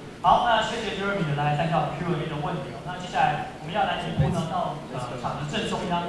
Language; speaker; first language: Chinese; native; Chinese